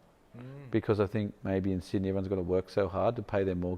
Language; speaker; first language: English; native; English